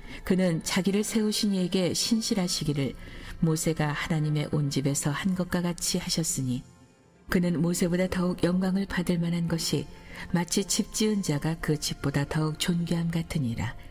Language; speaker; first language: Korean; native; Korean